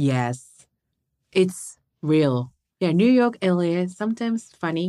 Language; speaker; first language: English; non-native, learner; Japanese